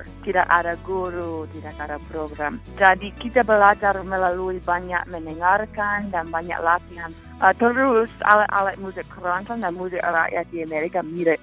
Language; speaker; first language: Indonesian; non-native, fluent; English